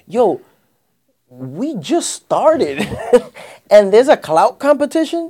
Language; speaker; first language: English; early bilingual, other home language; Spanish